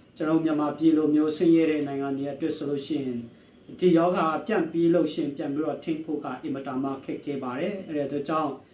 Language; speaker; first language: Burmese; non-native, local second language; Hakha Chin